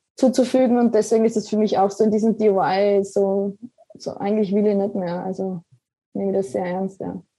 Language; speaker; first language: German; native; German